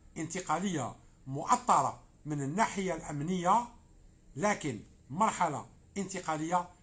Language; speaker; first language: French; non-native, local second language; Arabic